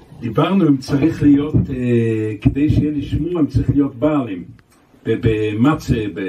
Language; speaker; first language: Hebrew; non-native, local second language; Yiddish